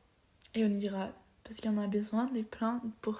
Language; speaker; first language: French; non-native, learner; Spanish